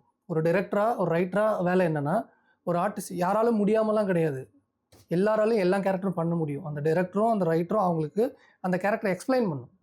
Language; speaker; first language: Tamil; native; Tamil